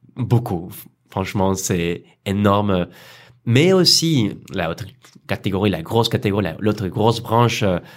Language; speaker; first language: French; non-native, fluent; Spanish